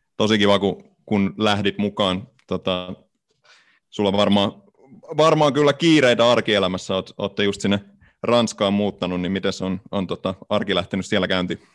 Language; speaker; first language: Finnish; native; Finnish